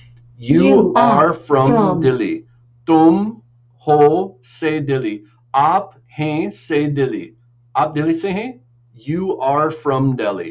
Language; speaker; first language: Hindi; non-native, learner; English